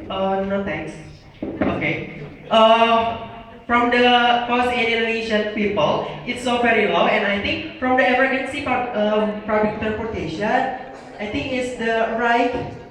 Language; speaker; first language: English; non-native, learner; Indonesian